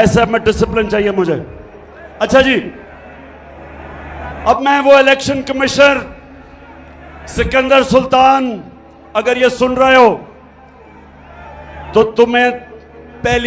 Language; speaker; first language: Urdu; native; Urdu